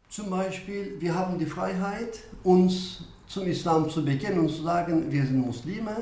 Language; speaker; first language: German; non-native, fluent; Turkish